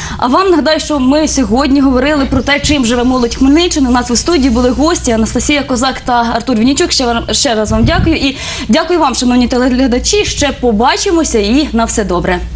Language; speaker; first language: Ukrainian; native; Ukrainian